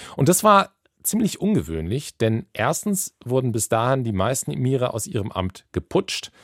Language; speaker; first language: German; native; German